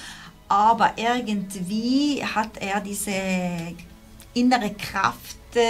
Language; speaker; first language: German; non-native, local second language; Italian